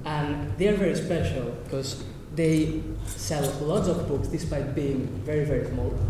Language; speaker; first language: English; non-native, fluent; Catalan